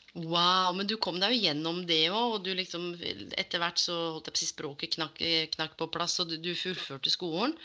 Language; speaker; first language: Norwegian; native; Norwegian